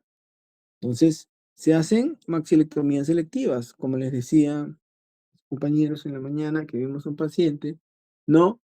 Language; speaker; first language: Spanish; native; Spanish